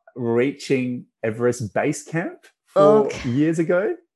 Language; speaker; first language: English; native; English